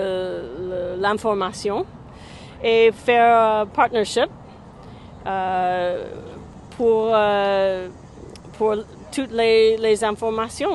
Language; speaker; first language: French; non-native, fluent; English